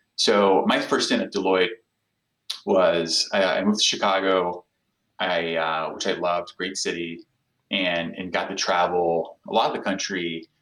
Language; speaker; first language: English; non-native, fluent; Portuguese